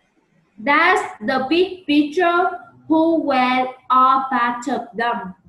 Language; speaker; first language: English; non-native, learner; Vietnamese